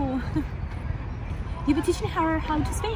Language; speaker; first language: English; non-native, fluent; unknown